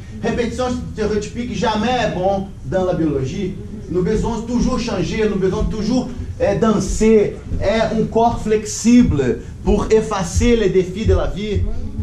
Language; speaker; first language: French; non-native, learner; Portuguese